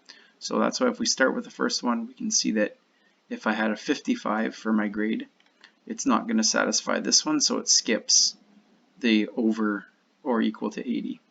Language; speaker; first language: English; native; English